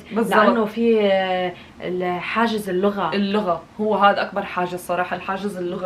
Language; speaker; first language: Arabic; native; Arabic